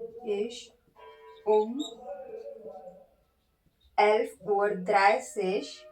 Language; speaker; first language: German; non-native, learner; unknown